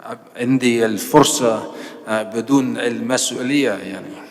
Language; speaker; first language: Arabic; non-native, learner; English